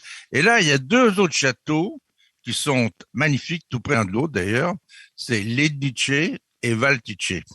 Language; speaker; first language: French; native; French